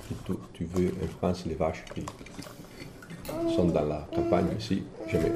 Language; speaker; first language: French; non-native, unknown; Italian